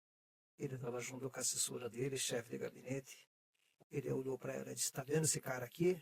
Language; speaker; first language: Portuguese; native; Portuguese